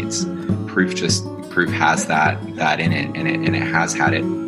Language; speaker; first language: English; native; English